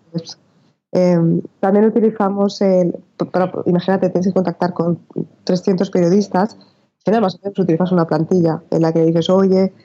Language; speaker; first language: Spanish; native; Spanish